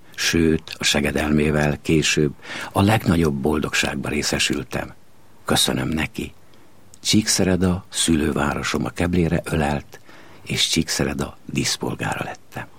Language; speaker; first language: Hungarian; native; Hungarian